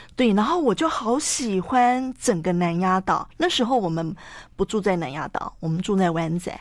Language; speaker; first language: Chinese; native; Chinese